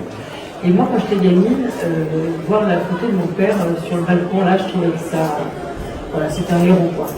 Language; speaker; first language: French; native; French